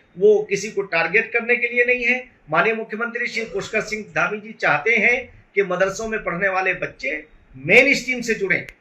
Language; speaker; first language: Hindi; native; Hindi